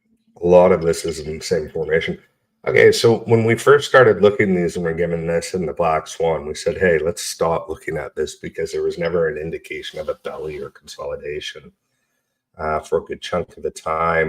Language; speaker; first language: English; native; English